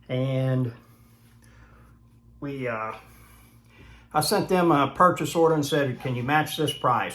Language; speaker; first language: English; native; English